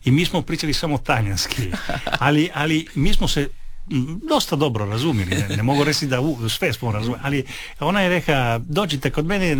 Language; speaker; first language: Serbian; non-native, learner; Italian